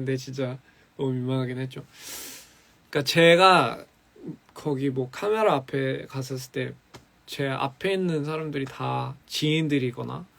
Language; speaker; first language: Korean; early bilingual, heritage; English